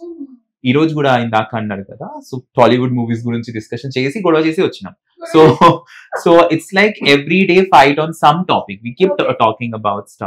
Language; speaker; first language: Telugu; non-native, fluent; Bangla